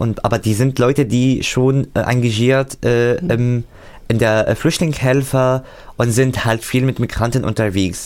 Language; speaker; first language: German; non-native, fluent; Arabic